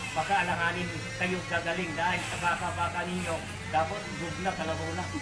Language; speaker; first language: Filipino; non-native, local second language; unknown